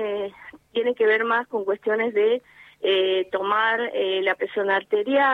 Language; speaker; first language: Spanish; native; Spanish